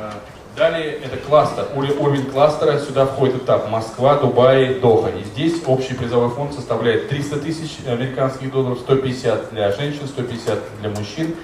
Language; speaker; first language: Russian; native; Russian